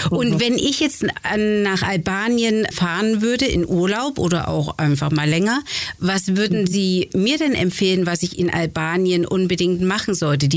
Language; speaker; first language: German; native; German